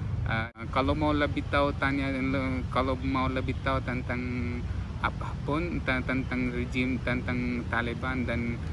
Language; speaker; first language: Indonesian; non-native, fluent; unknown